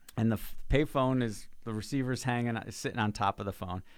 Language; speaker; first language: English; native; English